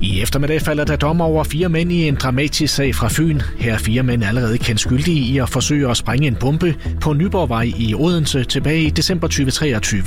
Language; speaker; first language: Danish; native; Danish